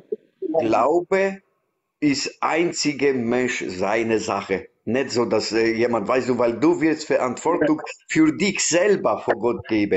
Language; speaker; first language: German; non-native, learner; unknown